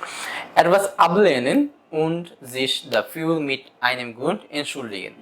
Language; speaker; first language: German; non-native, fluent; Bangla